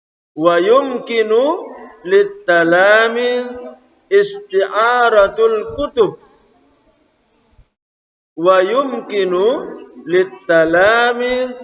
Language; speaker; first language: Arabic; non-native, fluent; Indonesian